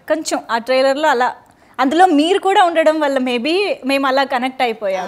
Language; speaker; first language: Telugu; native; Telugu